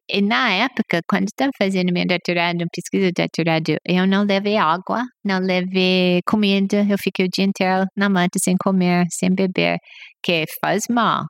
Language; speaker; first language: Portuguese; non-native, fluent; English